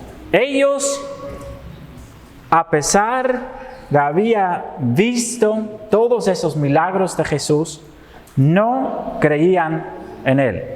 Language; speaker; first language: Spanish; non-native, fluent; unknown